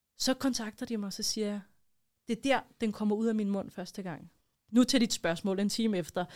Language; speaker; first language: Danish; early bilingual, other home language; Arabic